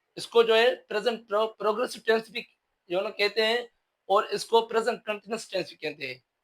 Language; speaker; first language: Urdu; non-native, local second language; Sindhi